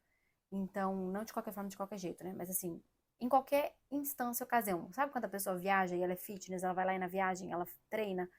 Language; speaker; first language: Portuguese; native; Portuguese